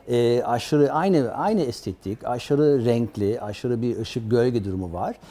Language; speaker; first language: Turkish; early bilingual, other home language; German